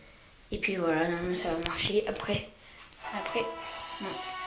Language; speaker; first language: French; native; French